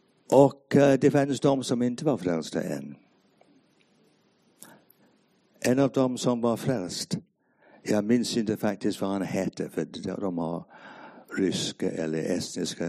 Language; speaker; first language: Swedish; non-native, fluent; English